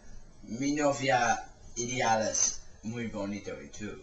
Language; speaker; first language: Spanish; non-native, learner; English